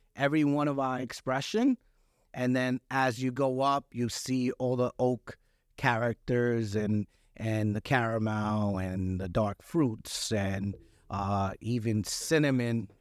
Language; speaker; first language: English; early bilingual, other home language; Spanish